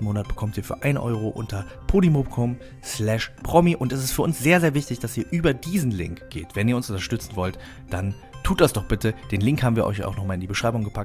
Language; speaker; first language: German; native; German